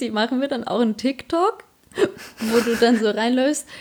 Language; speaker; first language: German; early bilingual, other home language; Polish